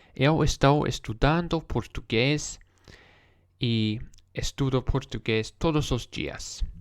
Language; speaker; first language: Portuguese; non-native, learner; English